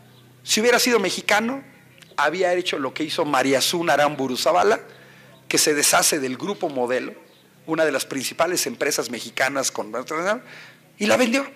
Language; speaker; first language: Spanish; native; Spanish